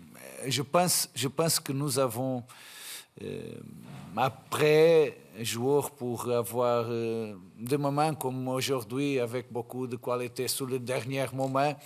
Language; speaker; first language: French; non-native, fluent; Portuguese